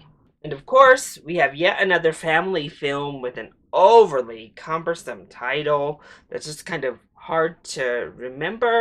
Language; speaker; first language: English; native; English